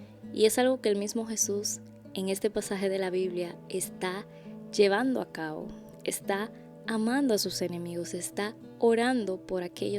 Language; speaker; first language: Spanish; native; Spanish